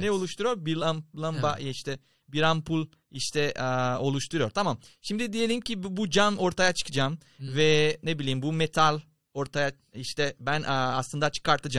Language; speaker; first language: Turkish; non-native, fluent; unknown